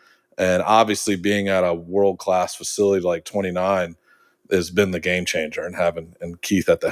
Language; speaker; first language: English; native; English